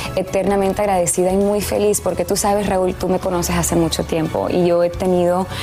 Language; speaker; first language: Spanish; early bilingual, heritage; Spanish